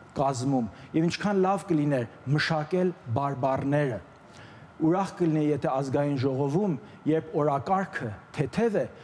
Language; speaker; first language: Armenian; early bilingual, heritage; Armenian